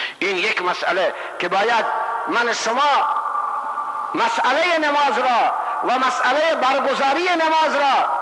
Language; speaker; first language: Persian; non-native, local second language; Baluchi